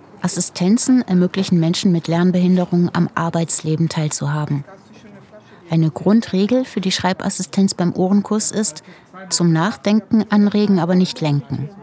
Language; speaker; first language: German; native; German